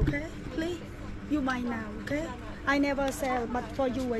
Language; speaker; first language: English; non-native, learner; Khmer